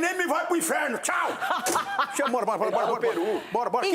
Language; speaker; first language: Portuguese; native; Portuguese